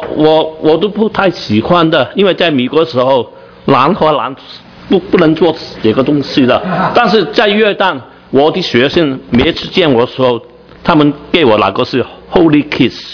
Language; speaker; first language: Chinese; non-native, learner; Cantonese